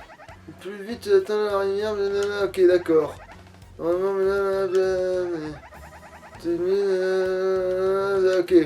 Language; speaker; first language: French; native; French